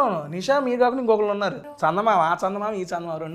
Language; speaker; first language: Telugu; native; Telugu